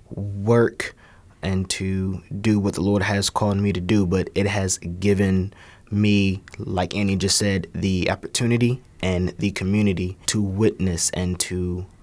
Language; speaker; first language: English; native; English